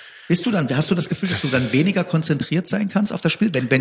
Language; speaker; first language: German; native; German